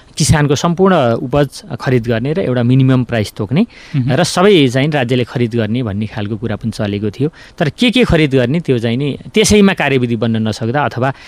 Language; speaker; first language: Nepali; native; Nepali